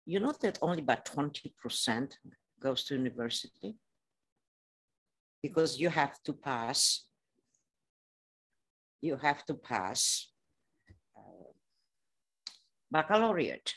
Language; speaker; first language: English; non-native, fluent; Romanian